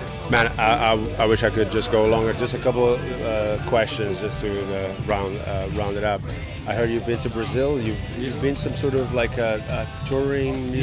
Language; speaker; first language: English; non-native, fluent; Portuguese